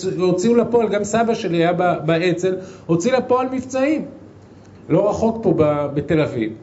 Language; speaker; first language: Hebrew; native; Hebrew